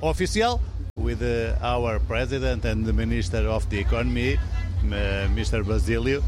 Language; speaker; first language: English; non-native, learner; Portuguese